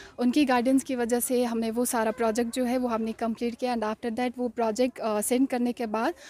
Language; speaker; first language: Hindi; non-native, local second language; Kashmiri